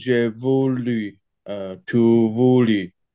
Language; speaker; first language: French; non-native, learner; Chinese